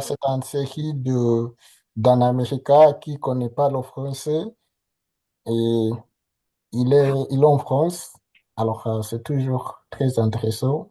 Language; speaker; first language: French; non-native, fluent; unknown